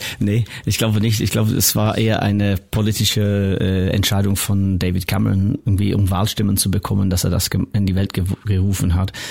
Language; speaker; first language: German; non-native, fluent; English